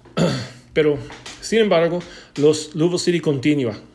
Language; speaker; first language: Spanish; non-native, learner; English